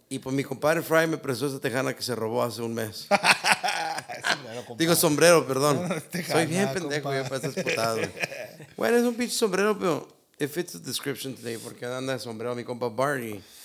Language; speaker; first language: Spanish; early bilingual, heritage; Spanish